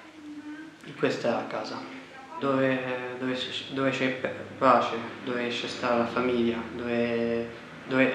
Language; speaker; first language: Italian; non-native, fluent; Arabic